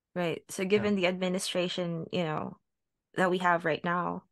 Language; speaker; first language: English; non-native, local second language; Filipino